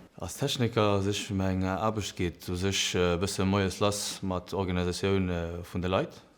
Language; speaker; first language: Luxembourgish; early bilingual, other home language; Portuguese